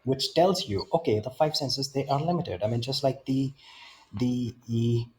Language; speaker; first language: English; non-native, local second language; Punjabi